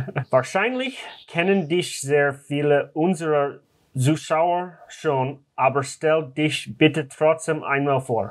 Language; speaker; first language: German; non-native, learner; English